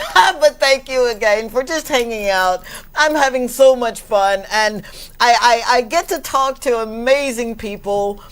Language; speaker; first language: English; native; English